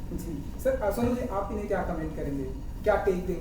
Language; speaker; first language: Hindi; native; Hindi